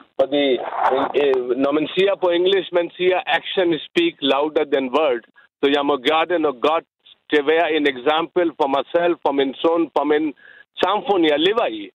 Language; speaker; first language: Danish; non-native, learner; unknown